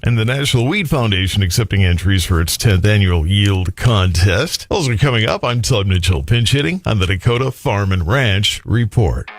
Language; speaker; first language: English; native; English